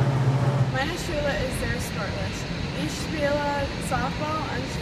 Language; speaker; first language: German; non-native, learner; English